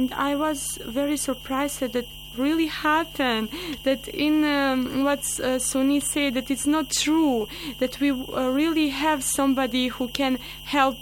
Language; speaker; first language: English; non-native, learner; Bosnian